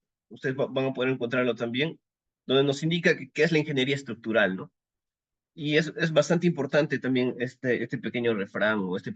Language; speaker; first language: Spanish; native; Spanish